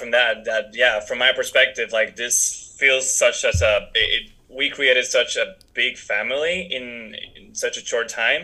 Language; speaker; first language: English; non-native, fluent; Spanish